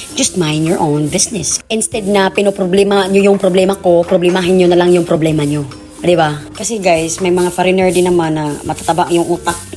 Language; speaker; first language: Filipino; non-native, local second language; Cebuano